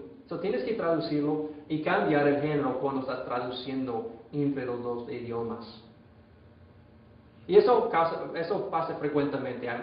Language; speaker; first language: Spanish; non-native, fluent; English